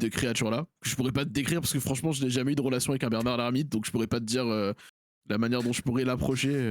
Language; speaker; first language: French; native; French